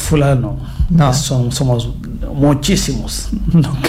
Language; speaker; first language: Catalan; non-native, fluent; Fula